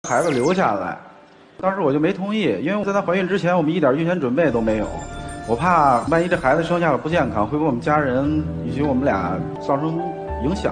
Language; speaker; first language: Chinese; native; Chinese